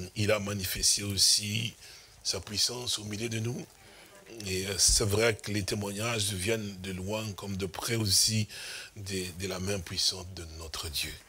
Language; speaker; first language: French; non-native, local second language; Lingala